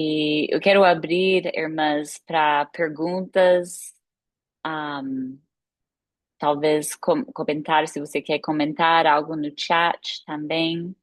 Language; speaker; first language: Portuguese; non-native, fluent; English